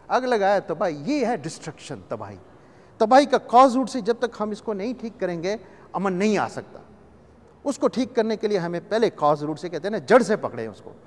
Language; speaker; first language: Urdu; non-native, local second language; Punjabi